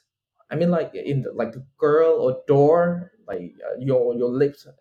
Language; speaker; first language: English; non-native, fluent; Vietnamese